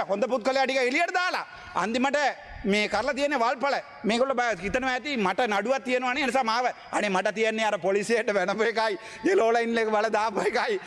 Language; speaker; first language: Sinhala; non-native, local second language; Tamil